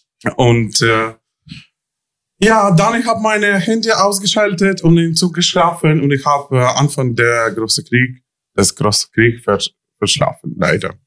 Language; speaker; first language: German; non-native, learner; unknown